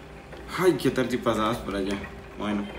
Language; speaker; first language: Spanish; native; Spanish